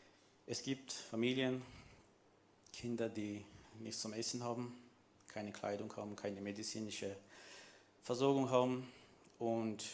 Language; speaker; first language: German; non-native, fluent; Armenian